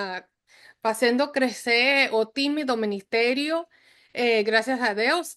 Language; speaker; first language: Spanish; non-native, fluent; English